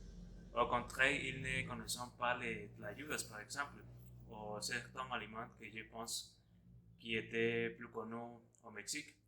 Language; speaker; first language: French; non-native, learner; Spanish